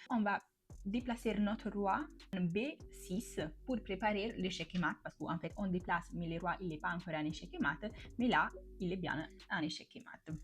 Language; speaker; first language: French; non-native, fluent; Italian